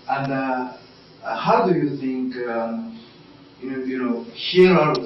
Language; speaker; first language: English; non-native, learner; Japanese